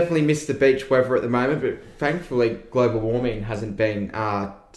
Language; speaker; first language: English; native; English